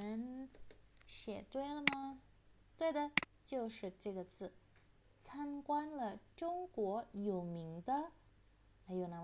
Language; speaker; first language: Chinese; non-native, fluent; Indonesian